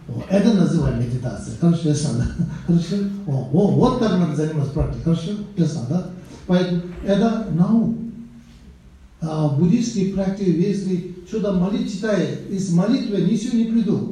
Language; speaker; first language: Russian; non-native, learner; Tibetan